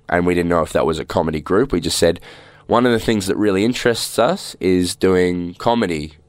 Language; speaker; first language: English; native; English